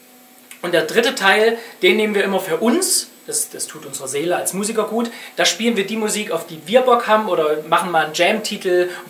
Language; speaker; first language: German; native; German